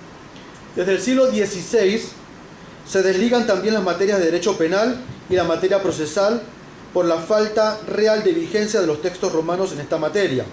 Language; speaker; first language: Spanish; native; Spanish